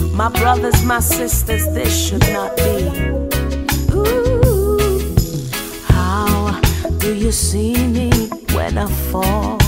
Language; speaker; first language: English; native; English